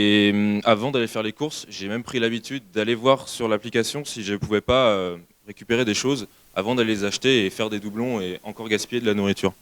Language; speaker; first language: French; native; French